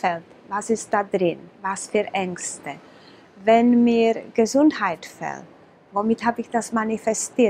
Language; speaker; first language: German; non-native, fluent; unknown